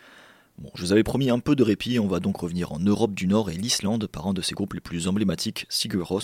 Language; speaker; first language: French; native; French